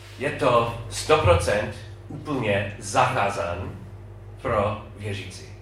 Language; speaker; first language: Czech; non-native, fluent; English